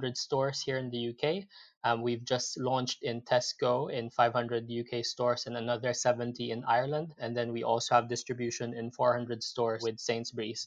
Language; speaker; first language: English; non-native, local second language; Filipino